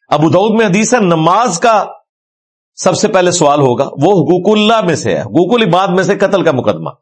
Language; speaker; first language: Urdu; non-native, local second language; Punjabi